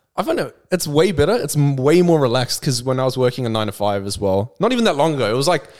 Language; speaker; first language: English; native; English